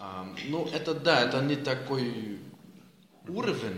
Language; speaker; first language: Russian; non-native, learner; Dutch